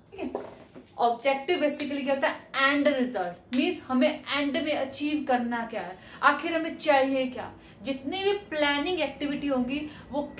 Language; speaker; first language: Hindi; native; Hindi